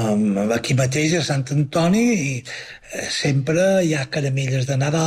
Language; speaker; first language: Catalan; native; Catalan